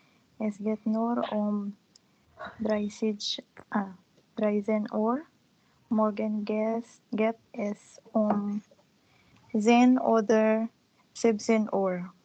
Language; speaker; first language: German; non-native, learner; Filipino